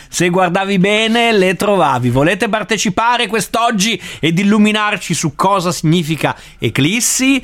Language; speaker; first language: Italian; native; Italian